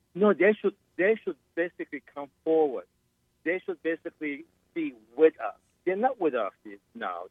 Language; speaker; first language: English; non-native, fluent; Arabic